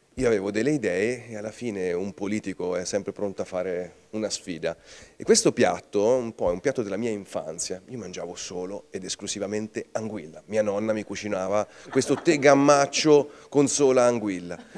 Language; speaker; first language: Italian; native; Italian